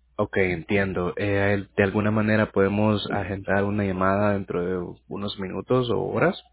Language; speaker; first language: Spanish; native; Spanish